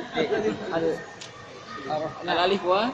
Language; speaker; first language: Arabic; non-native, fluent; Indonesian